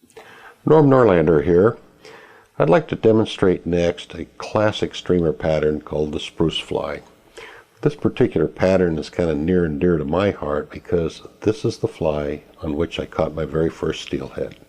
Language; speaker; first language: English; native; English